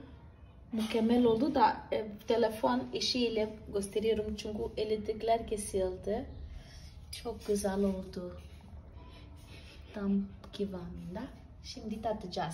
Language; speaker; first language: Turkish; non-native, fluent; Portuguese